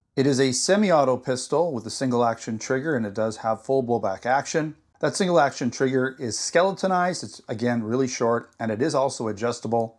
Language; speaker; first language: English; native; English